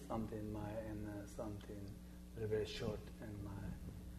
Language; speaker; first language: English; non-native, learner; Chinese